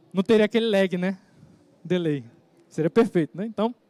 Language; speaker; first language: Portuguese; native; Portuguese